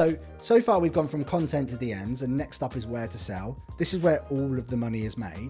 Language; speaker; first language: English; native; English